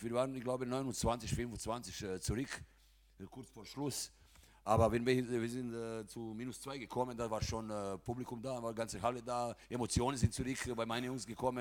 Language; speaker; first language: German; non-native, fluent; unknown